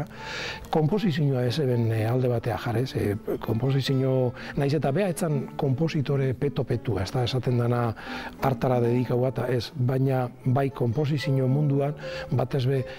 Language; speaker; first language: Basque; native; Basque